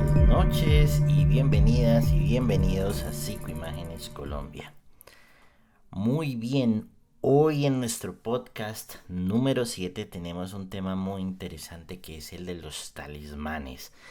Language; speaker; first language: Spanish; native; Spanish